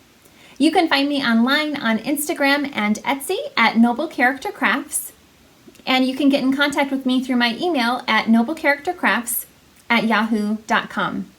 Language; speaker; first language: English; native; English